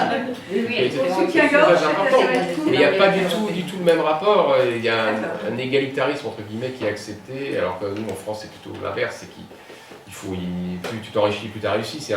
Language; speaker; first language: French; native; French